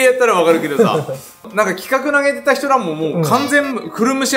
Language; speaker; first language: Japanese; native; Japanese